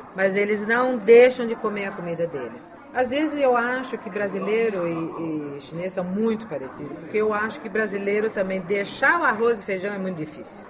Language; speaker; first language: Portuguese; early bilingual, heritage; Chinese